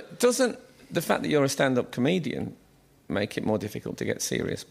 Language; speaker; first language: English; native; English